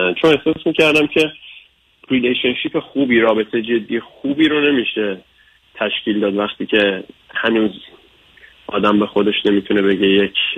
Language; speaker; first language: Persian; early bilingual, other home language; English